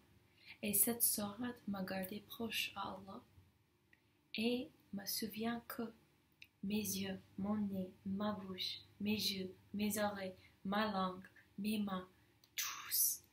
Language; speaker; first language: French; non-native, fluent; English